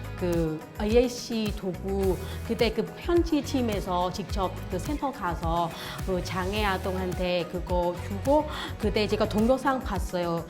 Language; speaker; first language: Korean; non-native, learner; Vietnamese